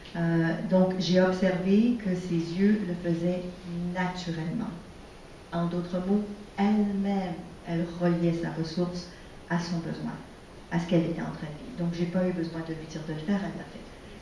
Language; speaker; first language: French; native; French